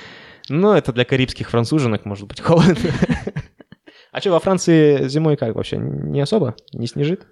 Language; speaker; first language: Russian; native; Russian